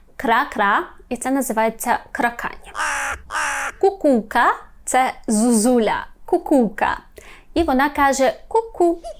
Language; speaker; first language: Ukrainian; native; Ukrainian